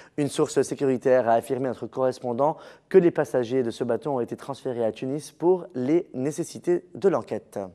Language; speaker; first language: French; non-native, local second language; Arabic